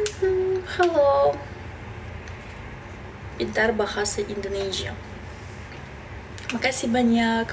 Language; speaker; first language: Indonesian; non-native, learner; Belarusian